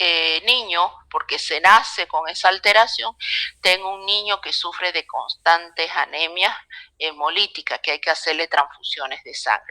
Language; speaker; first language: Spanish; native; Spanish